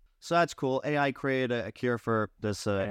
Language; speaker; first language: English; native; English